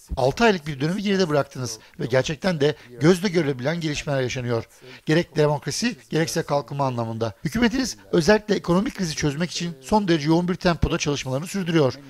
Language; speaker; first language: Turkish; native; Turkish